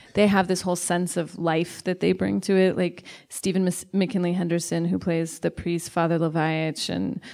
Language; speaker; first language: English; native; English